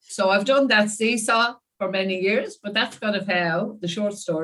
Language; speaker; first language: English; native; English